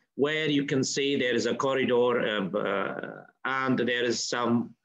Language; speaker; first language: English; non-native, fluent; Arabic